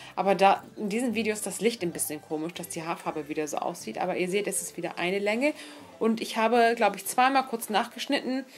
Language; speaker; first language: German; early bilingual, other home language; Turkish